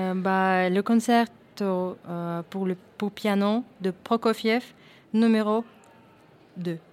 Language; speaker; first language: French; non-native, fluent; Russian